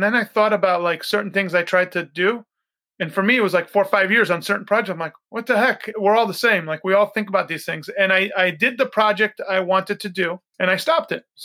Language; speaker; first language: English; native; English